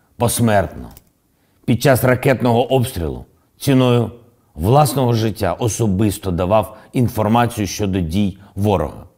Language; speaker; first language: Ukrainian; non-native, local second language; Russian